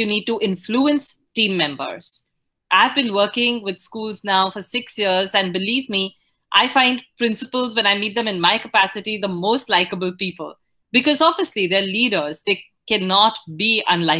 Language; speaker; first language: English; non-native, local second language; Hindi